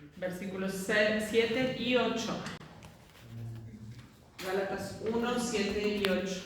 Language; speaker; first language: Spanish; native; Spanish